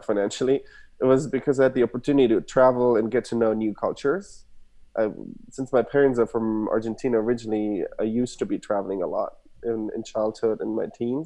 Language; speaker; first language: English; non-native, fluent; German